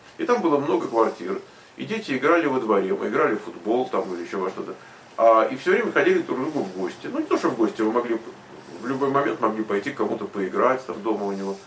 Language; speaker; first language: Russian; native; Russian